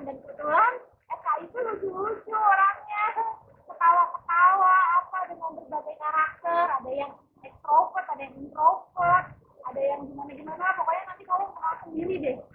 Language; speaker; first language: Indonesian; native; Indonesian